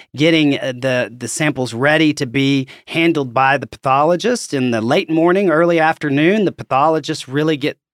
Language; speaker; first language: English; native; English